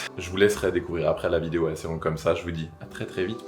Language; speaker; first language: French; native; French